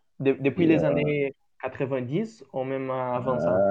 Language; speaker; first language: French; non-native, learner; Portuguese